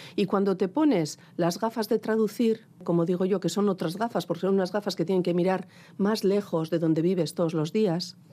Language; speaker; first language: Spanish; non-native, local second language; Basque